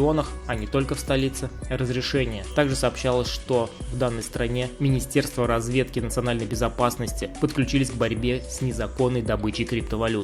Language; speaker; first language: Russian; native; Russian